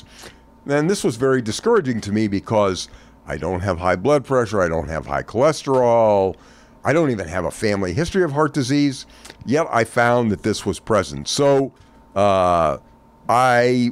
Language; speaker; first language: English; native; English